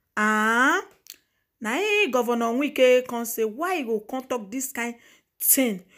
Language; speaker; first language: Nigerian Pidgin; non-native, local second language; Igbo